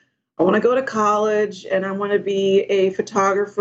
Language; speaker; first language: English; native; English